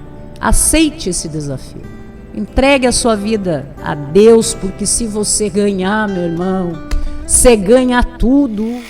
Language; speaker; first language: Portuguese; native; Portuguese